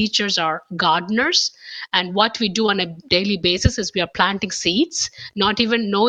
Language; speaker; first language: English; non-native, local second language; Tamil